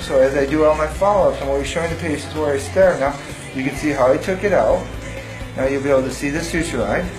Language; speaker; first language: English; native; English